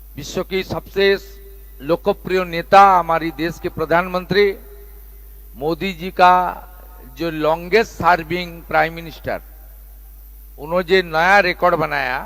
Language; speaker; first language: Hindi; non-native, local second language; Bangla